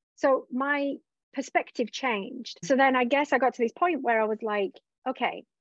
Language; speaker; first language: English; native; English